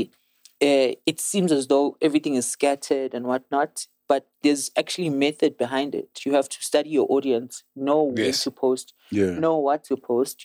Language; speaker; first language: English; non-native, local second language; Zulu